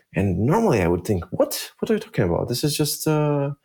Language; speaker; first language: English; early bilingual, other home language; Russian